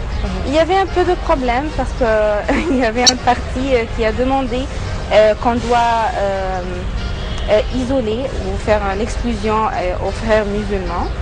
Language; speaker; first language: French; non-native, fluent; Arabic